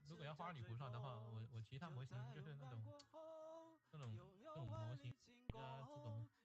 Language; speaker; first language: Chinese; native; Chinese